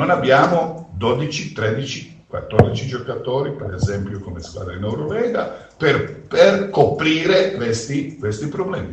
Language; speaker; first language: Italian; non-native, fluent; Croatian